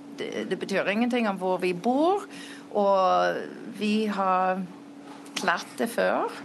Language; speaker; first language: Norwegian; non-native, learner; English